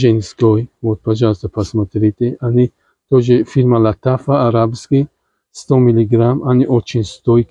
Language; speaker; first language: Russian; non-native, learner; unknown